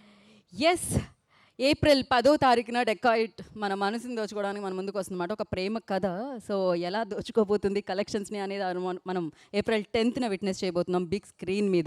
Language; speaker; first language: Telugu; native; Telugu